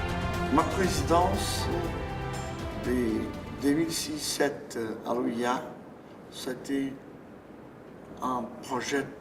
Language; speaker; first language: French; non-native, fluent; Portuguese